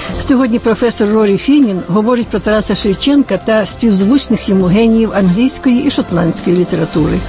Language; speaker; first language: Ukrainian; native; Ukrainian